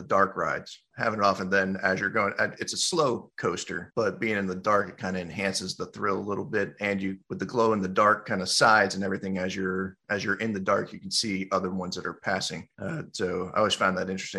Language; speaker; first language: English; native; English